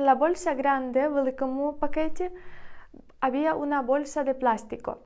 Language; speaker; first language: Spanish; non-native, learner; Ukrainian